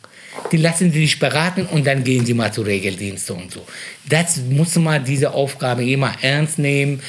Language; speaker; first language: German; non-native, fluent; Persian